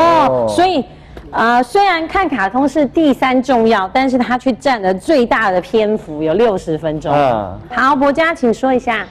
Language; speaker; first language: Chinese; native; Chinese